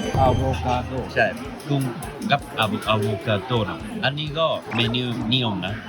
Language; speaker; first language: Thai; non-native, learner; Japanese